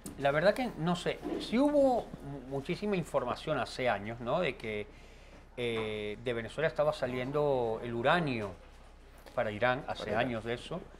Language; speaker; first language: Spanish; native; Spanish